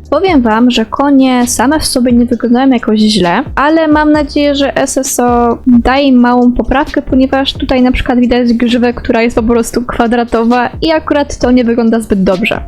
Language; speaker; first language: Polish; native; Polish